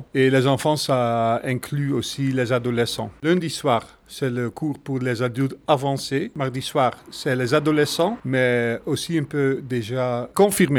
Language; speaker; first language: French; non-native, fluent; Dutch